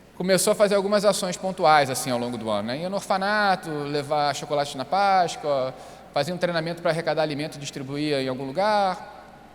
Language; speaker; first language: Portuguese; native; Portuguese